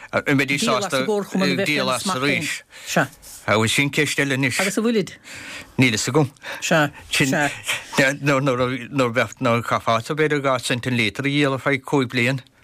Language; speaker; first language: Irish; native; Irish